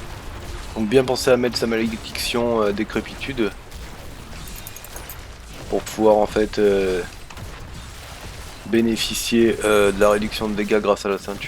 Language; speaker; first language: French; native; French